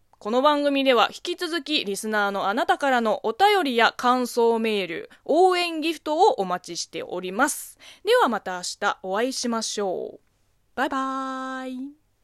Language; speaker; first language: Japanese; non-native, fluent; Chinese